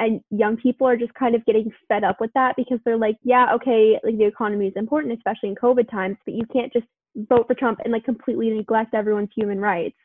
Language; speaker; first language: English; native; English